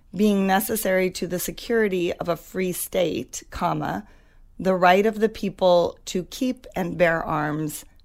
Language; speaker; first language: English; native; English